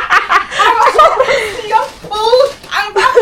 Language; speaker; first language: Filipino; non-native, learner; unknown